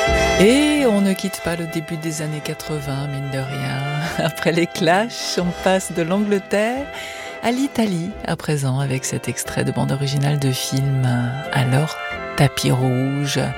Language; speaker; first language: French; native; French